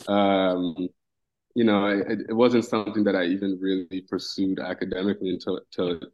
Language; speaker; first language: English; native; English